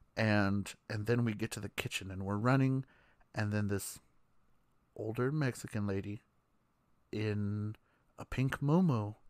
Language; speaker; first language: English; native; English